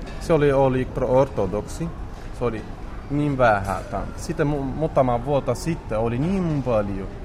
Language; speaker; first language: Finnish; non-native, learner; Romany